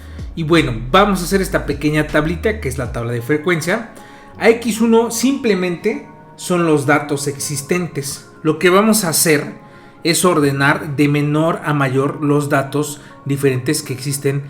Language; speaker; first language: Spanish; native; Spanish